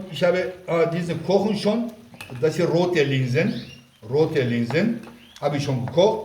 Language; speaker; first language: German; non-native, local second language; Kurdish